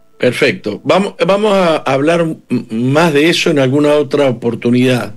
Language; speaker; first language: Spanish; native; Spanish